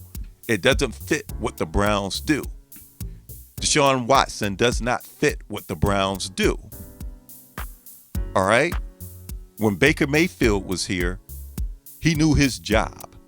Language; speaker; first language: English; native; English